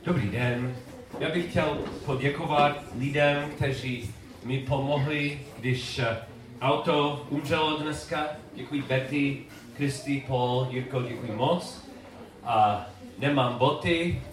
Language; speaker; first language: Czech; non-native, learner; English